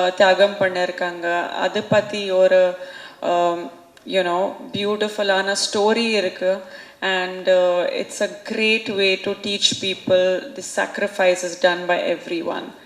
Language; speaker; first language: Tamil; non-native, fluent; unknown